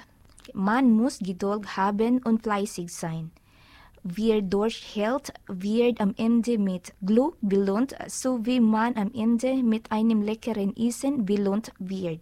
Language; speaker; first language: German; non-native, learner; Filipino